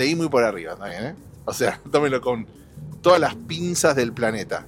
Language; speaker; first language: Spanish; native; Spanish